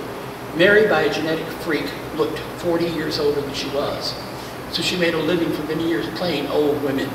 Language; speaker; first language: English; native; English